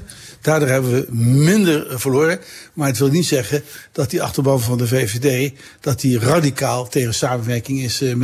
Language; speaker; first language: Dutch; native; Dutch